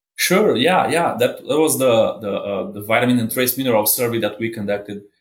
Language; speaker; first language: English; non-native, fluent; Portuguese